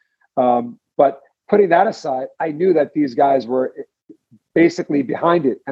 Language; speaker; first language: English; native; English